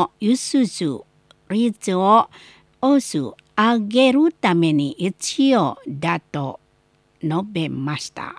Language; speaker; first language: Japanese; non-native, learner; Indonesian